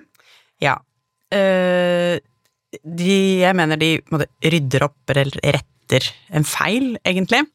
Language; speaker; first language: Norwegian; native; Norwegian